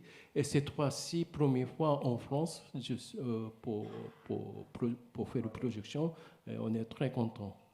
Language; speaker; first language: French; non-native, learner; Japanese